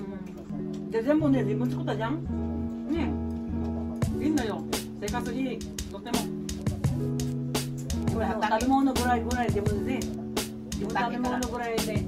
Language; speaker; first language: Japanese; non-native, learner; Filipino